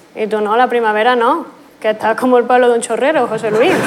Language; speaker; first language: Spanish; native; Spanish